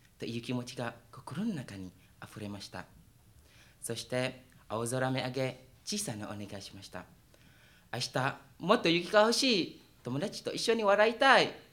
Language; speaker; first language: Japanese; non-native, fluent; Malay